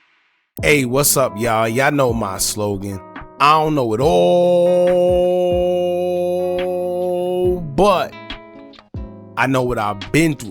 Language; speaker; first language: English; native; English